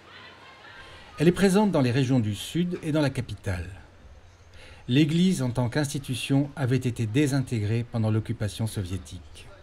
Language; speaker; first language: French; native; French